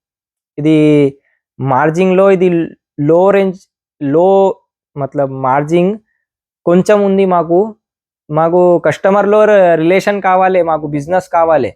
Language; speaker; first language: Telugu; non-native, local second language; Urdu